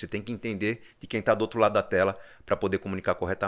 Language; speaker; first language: Portuguese; native; Portuguese